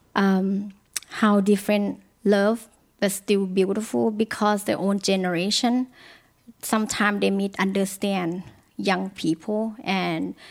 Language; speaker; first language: English; non-native, learner; Thai